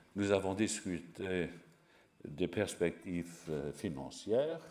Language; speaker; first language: French; non-native, local second language; Luxembourgish